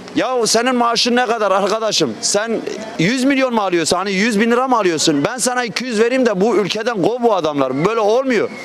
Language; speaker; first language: Turkish; non-native, local second language; Kurdish